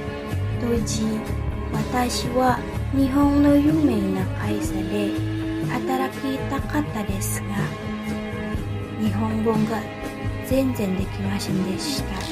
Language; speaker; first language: Japanese; non-native, learner; Indonesian